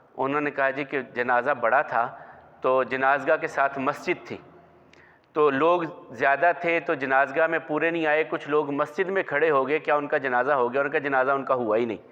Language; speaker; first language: Urdu; non-native, local second language; Punjabi